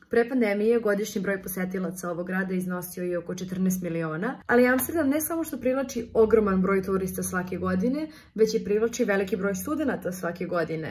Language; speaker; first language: Serbian; native; Serbian